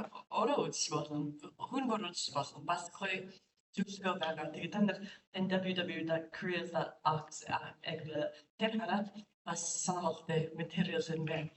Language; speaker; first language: Mongolian; non-native, fluent; English